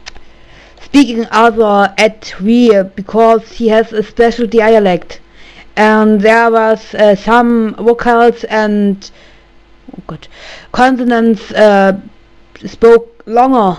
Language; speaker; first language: English; non-native, learner; German